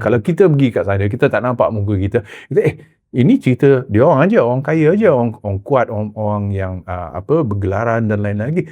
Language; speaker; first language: Malay; early bilingual, heritage; Malay